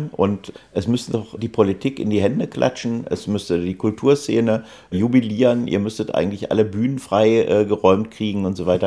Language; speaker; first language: German; native; German